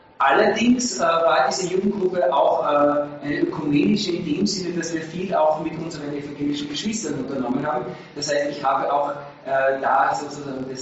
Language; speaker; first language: German; native; German